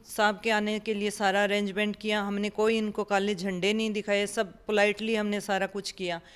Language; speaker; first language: Hindi; native; Hindi